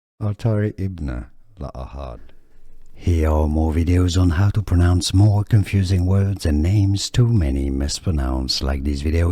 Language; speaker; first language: English; non-native, fluent; French